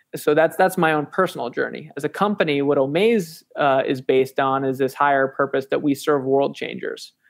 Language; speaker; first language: English; native; English